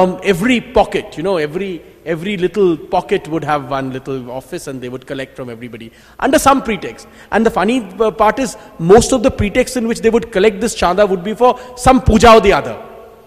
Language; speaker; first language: English; non-native, local second language; Bangla